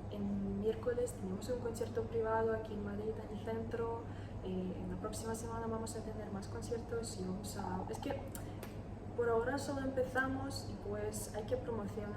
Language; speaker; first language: Spanish; non-native, learner; Ukrainian